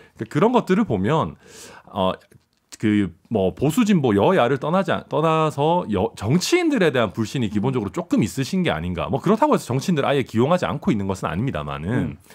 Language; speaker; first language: Korean; native; Korean